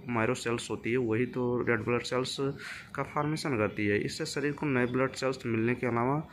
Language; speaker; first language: Hindi; native; Hindi